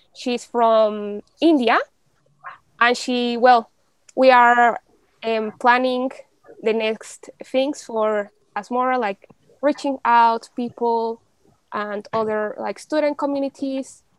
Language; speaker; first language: English; non-native, fluent; Spanish